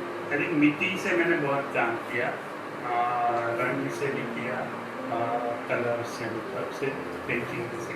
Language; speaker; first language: Hindi; non-native, local second language; Gujarati